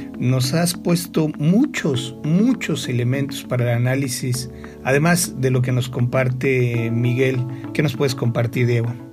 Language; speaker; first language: Spanish; native; Spanish